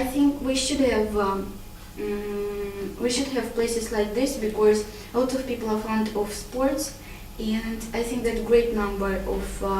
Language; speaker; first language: English; non-native, learner; Russian